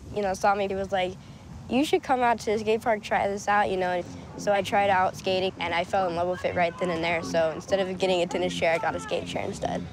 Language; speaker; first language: English; native; English